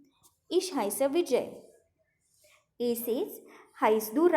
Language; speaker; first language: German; non-native, fluent; Marathi